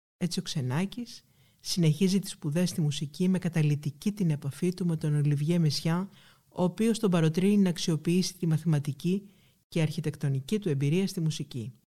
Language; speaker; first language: Greek; native; Greek